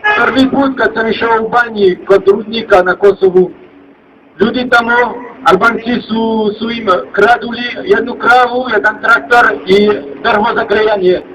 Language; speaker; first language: Bosnian; non-native, fluent; French